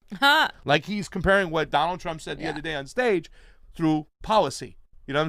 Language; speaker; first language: English; native; English